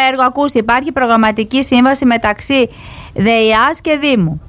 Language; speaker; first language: Greek; native; Greek